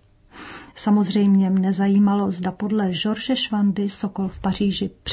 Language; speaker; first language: Czech; native; Czech